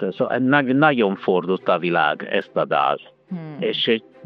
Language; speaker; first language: Hungarian; non-native, learner; Italian